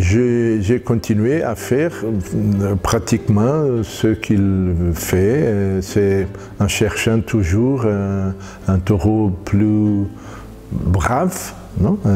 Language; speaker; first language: French; non-native, fluent; Portuguese